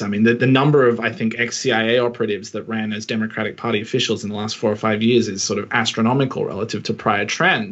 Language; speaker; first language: English; native; English